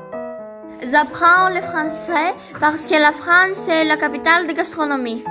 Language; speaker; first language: French; non-native, learner; Greek